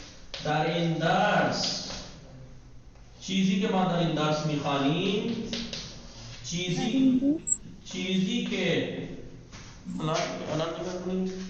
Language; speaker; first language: Persian; non-native, fluent; Urdu